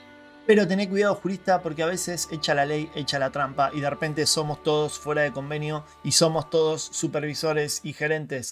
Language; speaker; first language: Spanish; native; Spanish